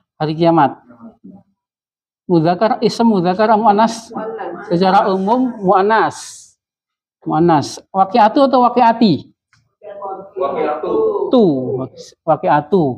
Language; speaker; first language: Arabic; non-native, fluent; Indonesian